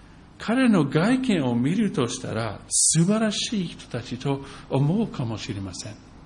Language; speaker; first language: Japanese; non-native, fluent; English